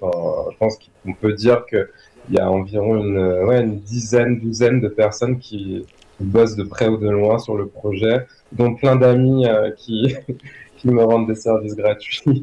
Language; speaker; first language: French; native; French